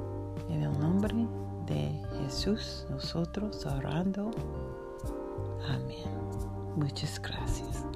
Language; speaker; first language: Spanish; non-native, learner; English